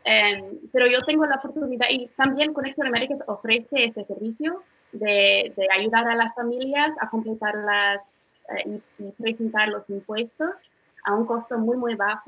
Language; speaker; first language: Spanish; non-native, fluent; English